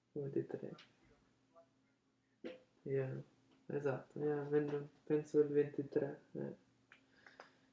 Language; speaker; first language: Italian; early bilingual, heritage; English